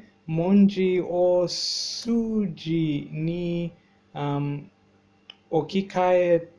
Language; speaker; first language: Japanese; non-native, learner; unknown